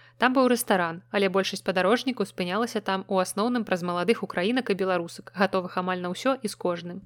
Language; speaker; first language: Belarusian; native; Belarusian